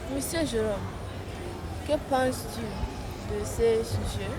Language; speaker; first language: French; non-native, fluent; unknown